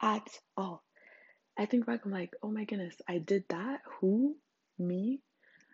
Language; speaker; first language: English; non-native, local second language; Shona